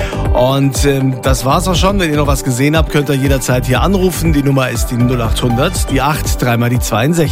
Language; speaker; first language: German; native; German